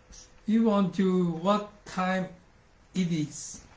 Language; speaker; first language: English; non-native, learner; Japanese